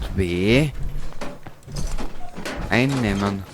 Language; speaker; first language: German; native; German